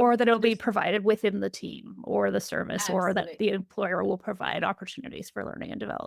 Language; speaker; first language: English; native; English